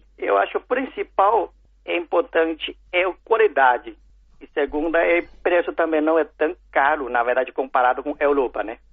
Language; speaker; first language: Portuguese; non-native, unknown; Chinese